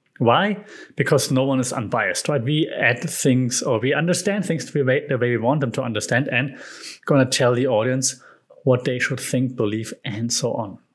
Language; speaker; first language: English; non-native, fluent; German